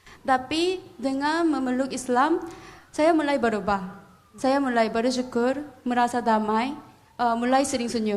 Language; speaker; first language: Indonesian; non-native, fluent; Korean